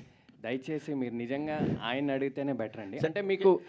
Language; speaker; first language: Telugu; native; Telugu